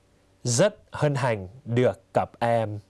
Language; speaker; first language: Vietnamese; non-native, fluent; Thai